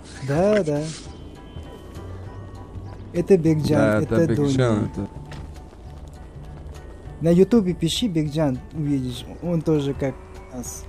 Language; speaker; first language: Russian; non-native, learner; Uzbek